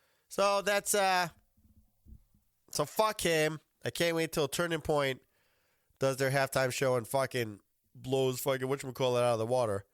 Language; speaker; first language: English; native; English